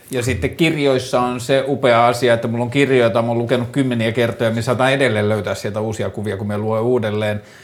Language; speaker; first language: Finnish; native; Finnish